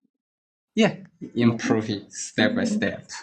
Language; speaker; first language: English; non-native, learner; Chinese